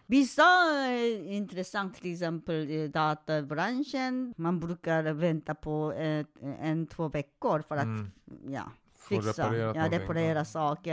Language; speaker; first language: Swedish; non-native, fluent; Korean